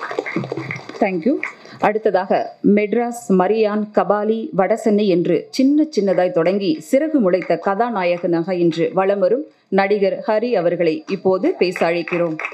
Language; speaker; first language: Tamil; native; Tamil